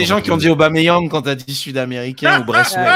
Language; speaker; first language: French; native; French